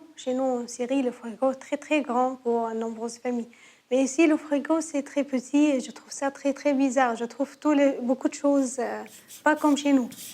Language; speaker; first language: French; non-native, learner; Arabic